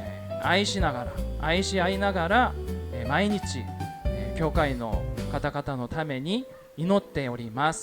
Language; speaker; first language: Japanese; non-native, fluent; Korean